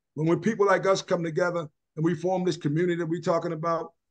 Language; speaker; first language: English; native; English